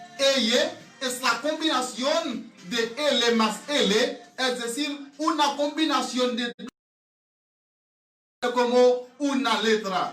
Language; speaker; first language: Spanish; non-native, learner; Haitian Creole